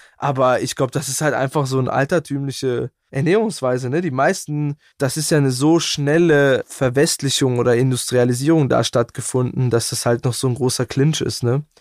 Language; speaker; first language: German; native; German